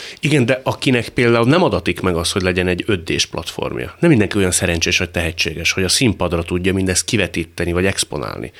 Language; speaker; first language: Hungarian; native; Hungarian